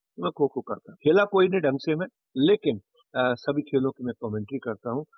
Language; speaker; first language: Hindi; native; Hindi